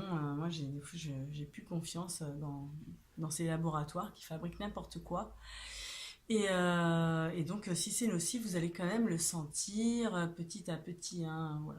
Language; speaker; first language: French; native; French